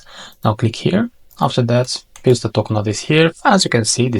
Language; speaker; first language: English; non-native, fluent; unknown